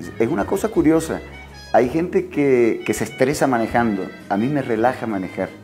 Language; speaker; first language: Spanish; native; Spanish